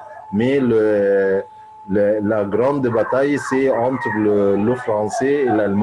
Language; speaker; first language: French; non-native, fluent; Arabic